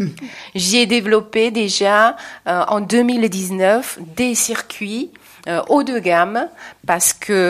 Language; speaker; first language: French; non-native, fluent; Chinese